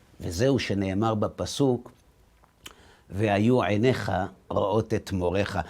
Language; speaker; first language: Hebrew; native; Hebrew